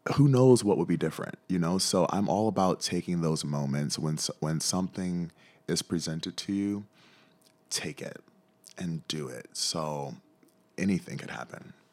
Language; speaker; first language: English; native; English